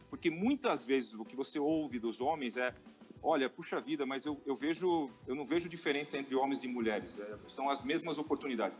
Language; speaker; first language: Portuguese; native; Portuguese